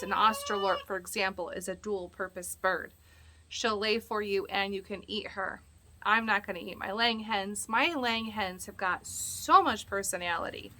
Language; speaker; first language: English; native; English